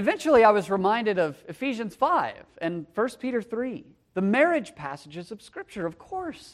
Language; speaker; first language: English; native; English